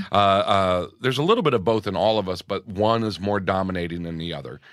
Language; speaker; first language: English; native; English